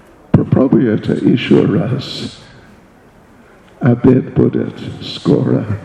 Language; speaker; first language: Russian; non-native, learner; English